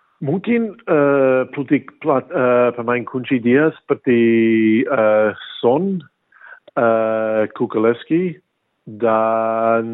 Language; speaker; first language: Indonesian; non-native, fluent; English